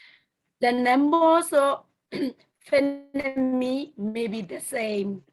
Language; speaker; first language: English; non-native, learner; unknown